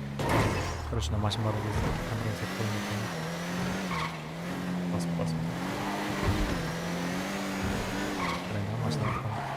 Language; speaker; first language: Russian; non-native, learner; Kara-Kalpak